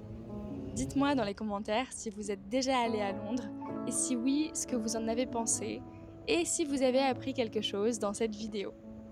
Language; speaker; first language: French; native; French